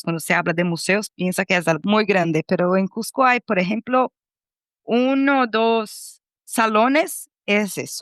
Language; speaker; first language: Spanish; non-native, fluent; Portuguese